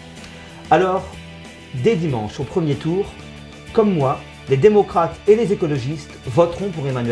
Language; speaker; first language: French; native; French